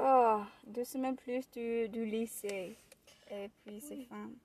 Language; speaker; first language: French; non-native, learner; English